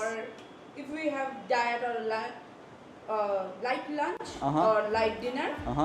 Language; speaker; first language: English; non-native, local second language; Bangla